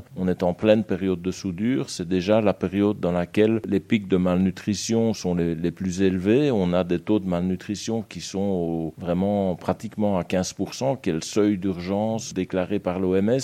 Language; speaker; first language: French; native; French